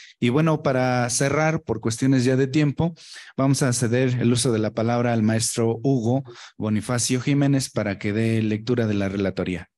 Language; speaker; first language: Spanish; native; Spanish